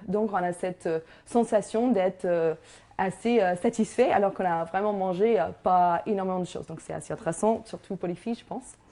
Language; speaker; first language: French; non-native, fluent; English